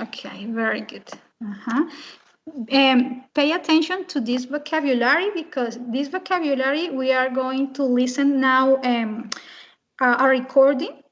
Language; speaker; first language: English; non-native, fluent; Spanish